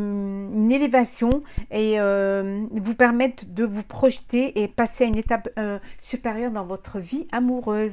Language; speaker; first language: French; native; French